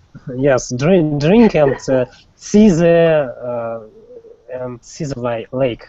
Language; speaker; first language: English; non-native, learner; Russian